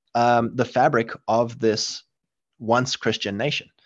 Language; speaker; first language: English; native; English